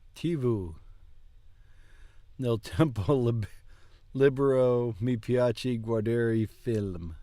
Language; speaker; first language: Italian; non-native, learner; English